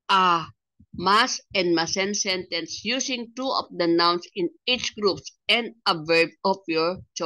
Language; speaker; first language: English; non-native, local second language; Filipino